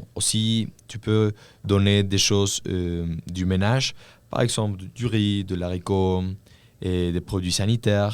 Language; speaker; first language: French; non-native, fluent; Spanish